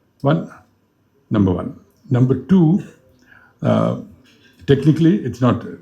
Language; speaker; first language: English; non-native, local second language; Malayalam